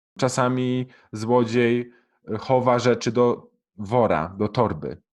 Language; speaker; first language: Polish; native; Polish